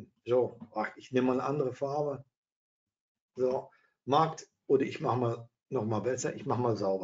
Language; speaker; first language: German; non-native, fluent; Dutch